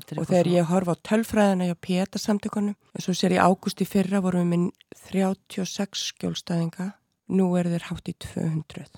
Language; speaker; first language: Icelandic; native; Icelandic